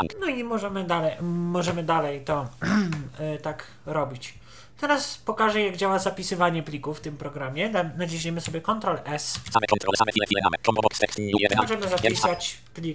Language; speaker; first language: Polish; native; Polish